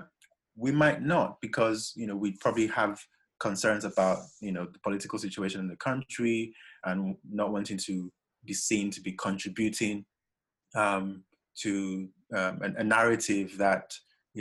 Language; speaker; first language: English; non-native, local second language; Yoruba